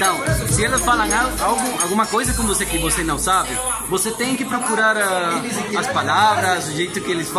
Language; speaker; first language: Portuguese; non-native, learner; Spanish